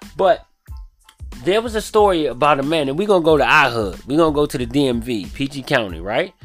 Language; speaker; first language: English; native; English